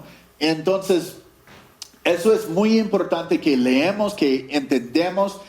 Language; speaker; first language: Spanish; non-native, fluent; English